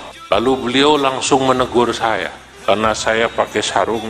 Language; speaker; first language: Indonesian; native; Indonesian